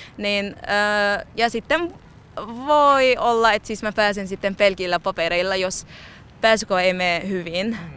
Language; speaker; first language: Finnish; non-native, fluent; Arabic